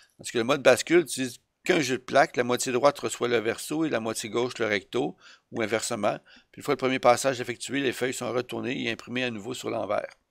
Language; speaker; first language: French; native; French